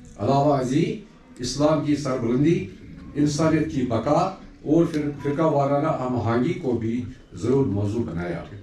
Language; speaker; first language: Urdu; non-native, local second language; Kashmiri